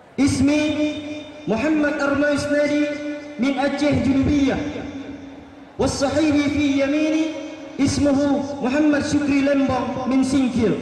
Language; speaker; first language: Arabic; non-native, learner; Indonesian